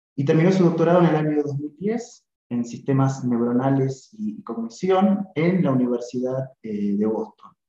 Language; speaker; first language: Spanish; native; Spanish